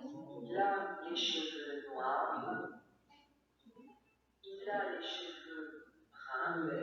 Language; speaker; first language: French; non-native, learner; Indonesian